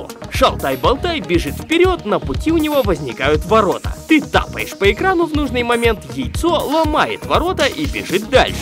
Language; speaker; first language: Russian; native; Russian